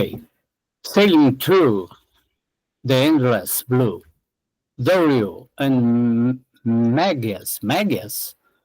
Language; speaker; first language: English; non-native, learner; Portuguese